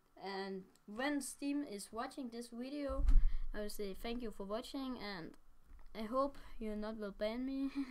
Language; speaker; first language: English; non-native, learner; Danish